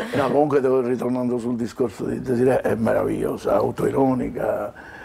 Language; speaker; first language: Italian; native; Italian